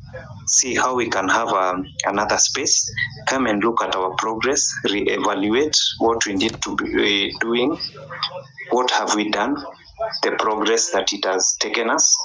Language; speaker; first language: English; non-native, local second language; Swahili